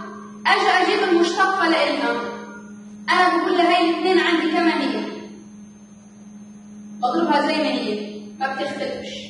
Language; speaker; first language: Arabic; native; Arabic